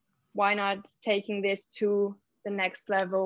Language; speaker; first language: English; non-native, fluent; German